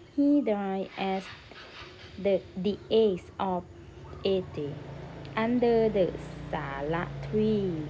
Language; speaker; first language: English; non-native, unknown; Thai